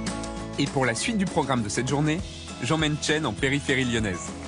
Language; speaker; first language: French; native; French